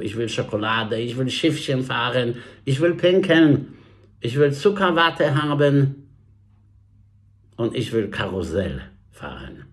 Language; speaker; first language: German; non-native, fluent; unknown